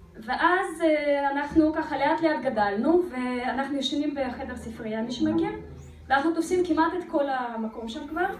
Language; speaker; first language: Hebrew; non-native, fluent; Russian